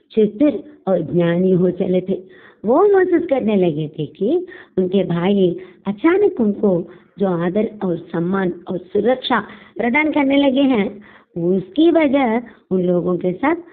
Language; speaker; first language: Hindi; non-native, local second language; Telugu